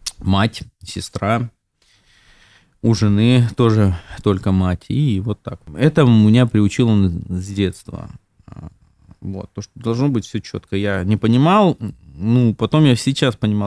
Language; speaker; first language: Russian; native; Russian